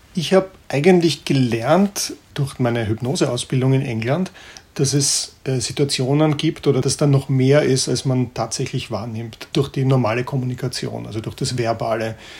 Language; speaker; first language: German; native; German